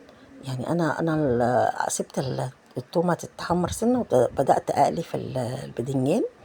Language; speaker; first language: Arabic; native; Arabic